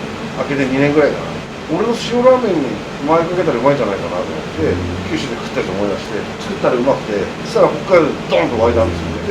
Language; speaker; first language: Japanese; native; Japanese